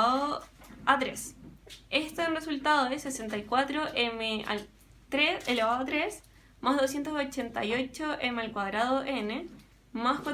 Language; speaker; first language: Spanish; native; Spanish